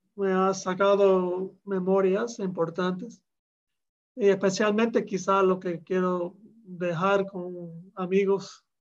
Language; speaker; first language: Spanish; early bilingual, heritage; Spanish